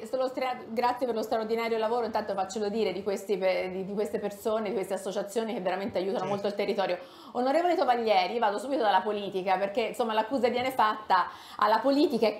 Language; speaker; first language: Italian; native; Italian